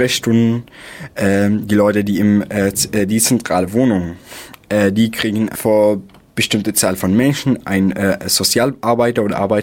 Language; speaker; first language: German; non-native, fluent; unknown